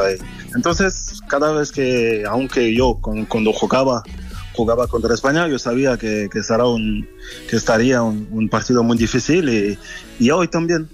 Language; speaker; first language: Spanish; non-native, fluent; French